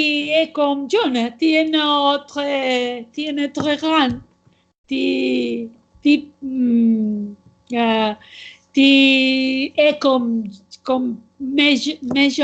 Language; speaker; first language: French; non-native, learner; Catalan